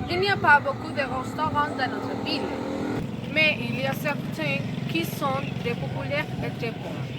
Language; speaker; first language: French; non-native, learner; Spanish